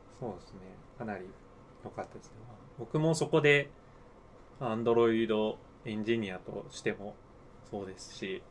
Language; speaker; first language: Japanese; native; Japanese